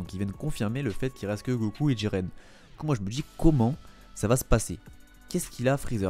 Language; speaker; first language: French; native; French